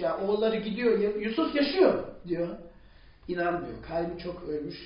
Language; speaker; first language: Turkish; non-native, fluent; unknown